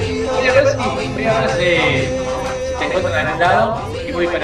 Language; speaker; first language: Spanish; native; Spanish